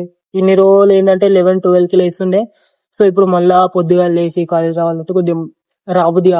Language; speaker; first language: Telugu; native; Telugu